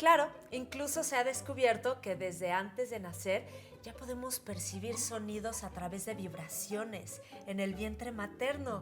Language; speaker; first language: Spanish; native; Spanish